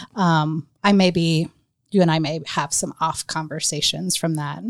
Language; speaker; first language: English; native; English